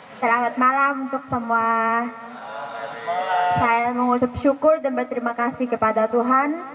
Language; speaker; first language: Indonesian; non-native, fluent; Filipino